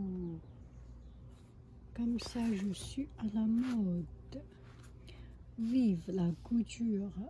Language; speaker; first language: French; non-native, fluent; Chinese